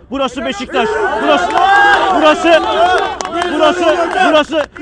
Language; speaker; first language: Turkish; native; Turkish